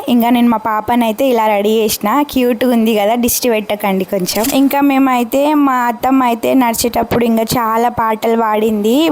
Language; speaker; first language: Telugu; non-native, local second language; Lambadi